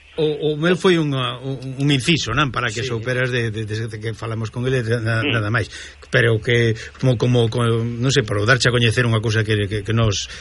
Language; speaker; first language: Galician; native; Galician